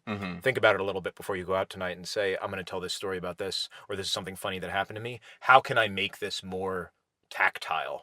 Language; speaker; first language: English; native; English